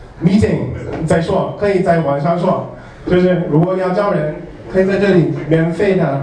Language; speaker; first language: Chinese; non-native, learner; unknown